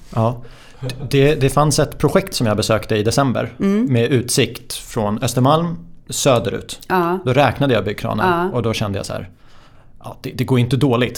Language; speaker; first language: Swedish; native; Swedish